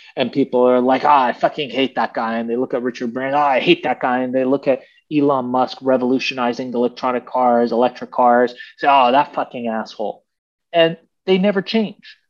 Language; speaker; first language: English; early bilingual, other home language; Persian